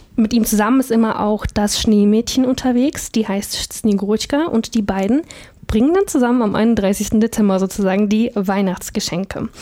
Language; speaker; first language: German; early bilingual, other home language; Russian